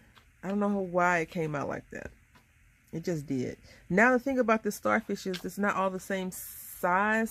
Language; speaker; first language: English; native; English